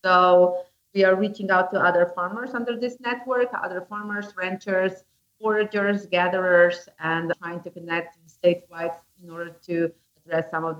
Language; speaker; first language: English; non-native, fluent; Slovenian